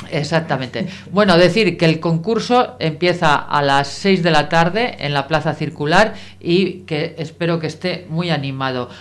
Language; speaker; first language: Spanish; native; Spanish